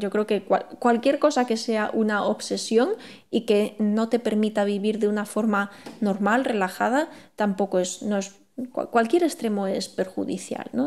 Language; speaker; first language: Spanish; native; Spanish